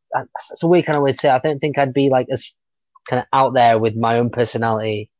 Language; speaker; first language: English; native; English